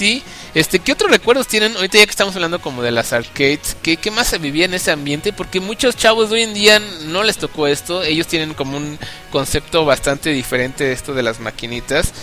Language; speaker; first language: Spanish; native; Spanish